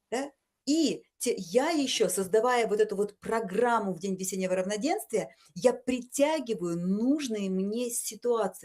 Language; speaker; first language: Russian; native; Russian